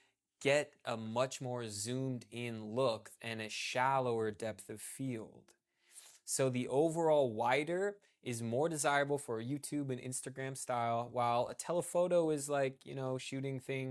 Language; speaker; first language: English; native; English